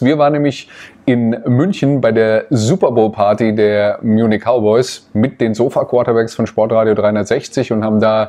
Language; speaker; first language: German; native; German